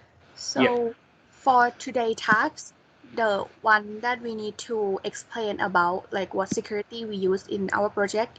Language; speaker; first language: English; non-native, fluent; Thai